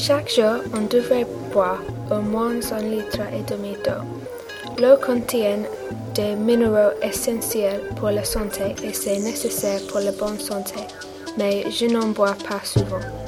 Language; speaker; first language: French; non-native, learner; English